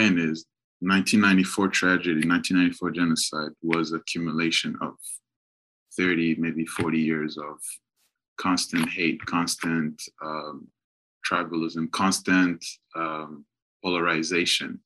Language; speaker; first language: English; non-native, local second language; Kinyarwanda